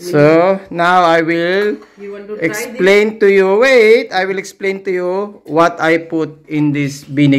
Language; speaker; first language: English; non-native, local second language; Filipino